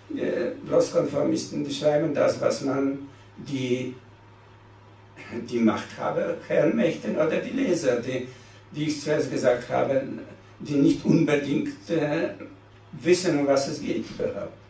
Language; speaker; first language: German; non-native, fluent; Polish